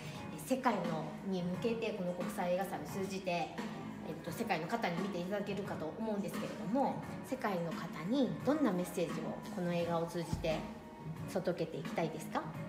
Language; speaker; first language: Japanese; native; Japanese